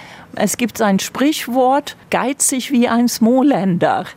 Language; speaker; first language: German; non-native, fluent; Swedish